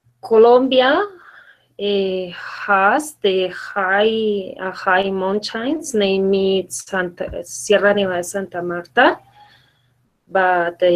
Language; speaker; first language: English; non-native, learner; Spanish